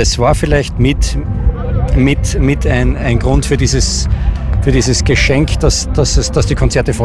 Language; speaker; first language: German; native; German